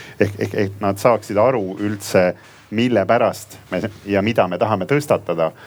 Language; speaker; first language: Estonian; native; Estonian